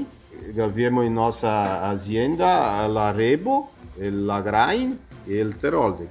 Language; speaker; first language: Italian; early bilingual, heritage; Portuguese